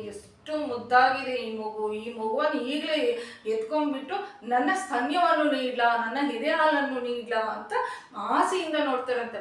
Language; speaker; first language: Kannada; non-native, local second language; Telugu